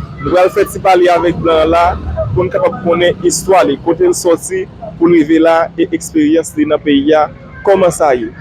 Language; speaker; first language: Haitian Creole; native; Haitian Creole